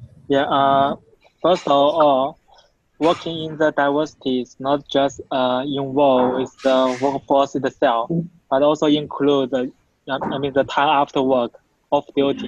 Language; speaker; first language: English; non-native, fluent; Chinese